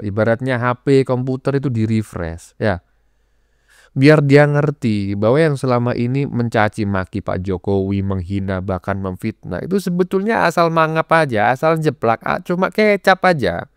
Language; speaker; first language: Indonesian; native; Indonesian